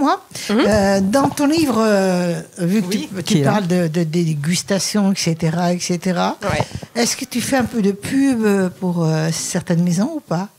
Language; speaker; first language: French; native; French